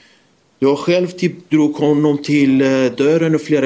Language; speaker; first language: Swedish; non-native, fluent; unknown